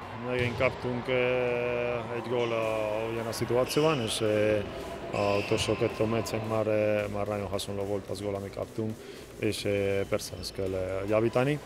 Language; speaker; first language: Hungarian; non-native, learner; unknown